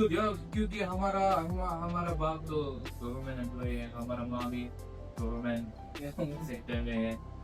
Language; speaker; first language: Hindi; non-native, local second language; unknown